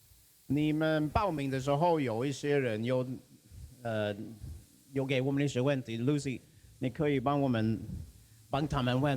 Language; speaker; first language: Chinese; non-native, fluent; Swedish